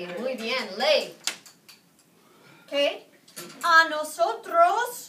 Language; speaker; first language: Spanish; non-native, fluent; English